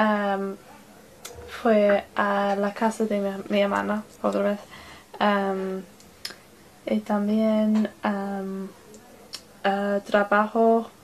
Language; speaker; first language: Spanish; non-native, learner; English